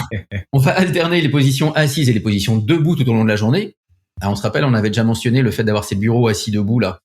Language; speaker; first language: French; native; French